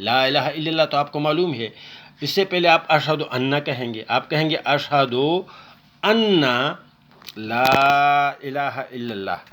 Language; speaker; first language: Urdu; non-native, local second language; Pashto